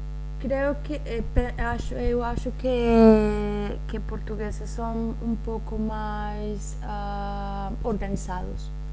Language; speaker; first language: Portuguese; non-native, learner; Spanish